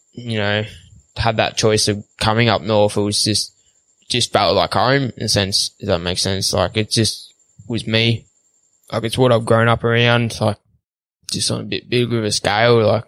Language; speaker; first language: English; native; English